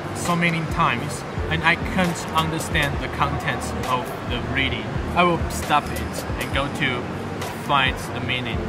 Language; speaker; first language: English; non-native, fluent; Chinese